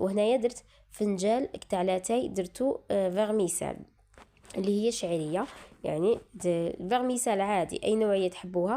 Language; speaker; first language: Arabic; native; Arabic